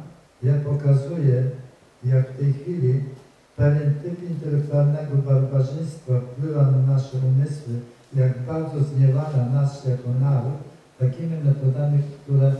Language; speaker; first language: Polish; native; Polish